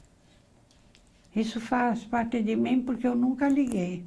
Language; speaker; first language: Portuguese; early bilingual, other home language; Arabic